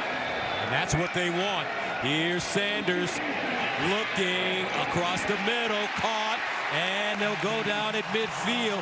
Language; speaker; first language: English; native; English